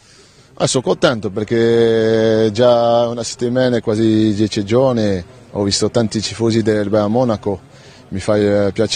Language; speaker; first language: Italian; non-native, learner; French